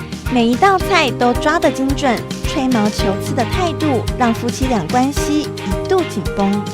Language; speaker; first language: Chinese; native; Chinese